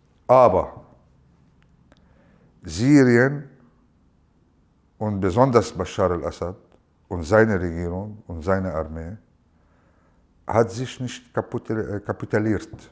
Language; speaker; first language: German; non-native, learner; Arabic